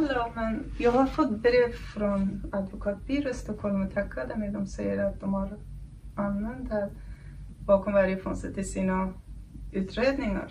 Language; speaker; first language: Swedish; non-native, fluent; Kurdish